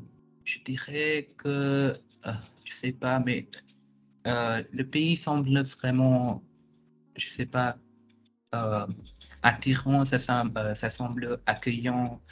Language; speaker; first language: French; non-native, fluent; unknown